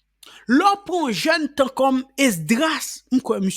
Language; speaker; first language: Haitian Creole; native; Haitian Creole